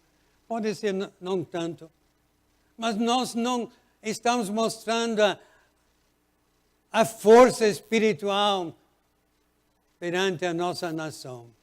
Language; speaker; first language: Portuguese; non-native, fluent; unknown